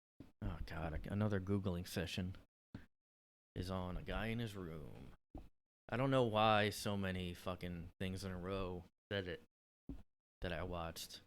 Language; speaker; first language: English; native; English